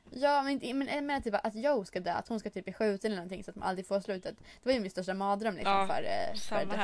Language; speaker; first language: Swedish; native; Swedish